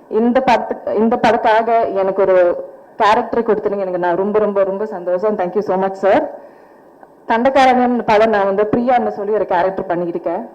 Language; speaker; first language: Tamil; non-native, fluent; Malayalam